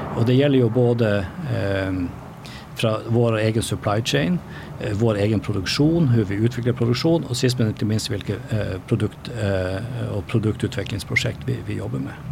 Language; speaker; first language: Swedish; non-native, fluent; Norwegian